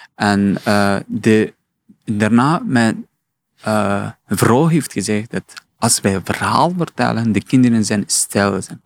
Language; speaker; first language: Dutch; non-native, learner; Persian